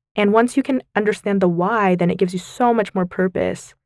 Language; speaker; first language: English; early bilingual, other home language; Vietnamese